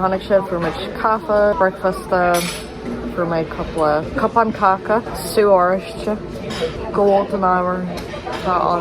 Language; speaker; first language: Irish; non-native, learner; English